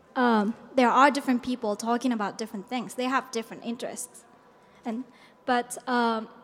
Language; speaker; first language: English; non-native, fluent; Japanese